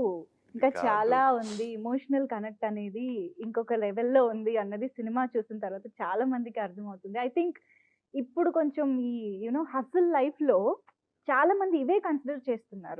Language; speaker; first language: Telugu; native; Telugu